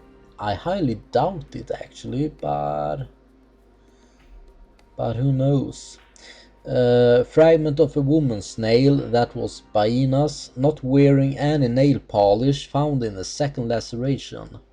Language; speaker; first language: English; non-native, fluent; Swedish